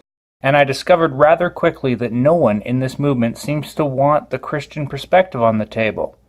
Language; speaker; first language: English; native; English